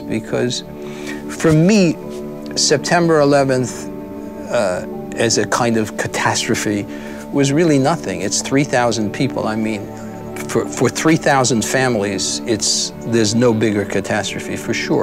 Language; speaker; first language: English; native; English